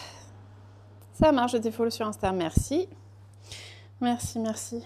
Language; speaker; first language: French; native; French